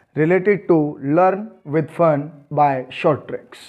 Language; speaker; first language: English; non-native, local second language; Hindi